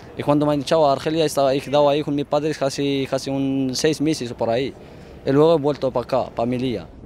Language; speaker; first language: Spanish; non-native, fluent; Arabic